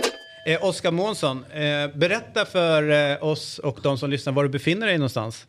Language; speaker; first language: Swedish; native; Swedish